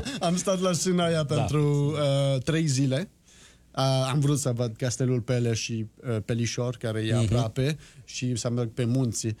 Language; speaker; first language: Romanian; non-native, learner; French